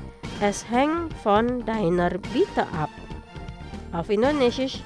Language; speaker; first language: German; non-native, learner; Indonesian